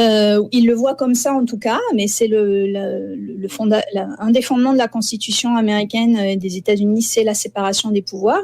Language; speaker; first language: French; native; French